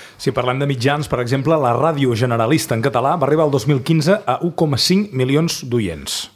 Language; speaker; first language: Catalan; native; Catalan